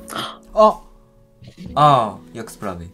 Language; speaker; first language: Polish; non-native, learner; Japanese